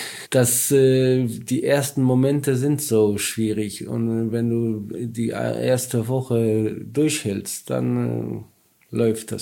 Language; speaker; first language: German; non-native, learner; Polish